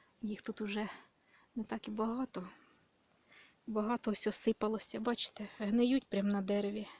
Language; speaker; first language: Ukrainian; native; Ukrainian